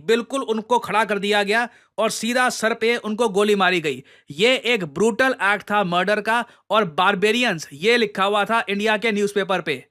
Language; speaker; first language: Hindi; native; Hindi